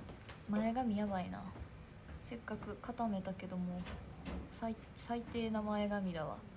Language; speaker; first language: Japanese; native; Japanese